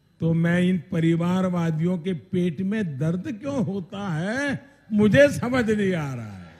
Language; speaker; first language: Hindi; non-native, local second language; Gujarati